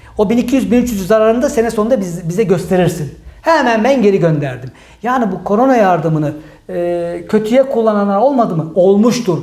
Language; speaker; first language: Turkish; early bilingual, heritage; Turkish